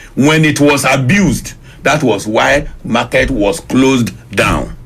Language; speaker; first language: English; non-native, local second language; Yoruba